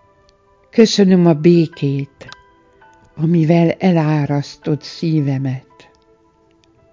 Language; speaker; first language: Hungarian; native; Hungarian